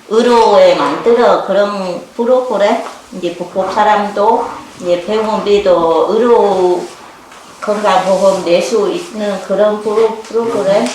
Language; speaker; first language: Korean; non-native, learner; Vietnamese